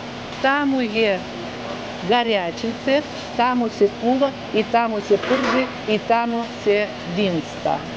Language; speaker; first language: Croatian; non-native, fluent; Russian